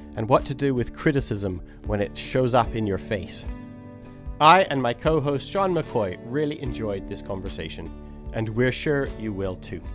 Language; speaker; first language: English; native; English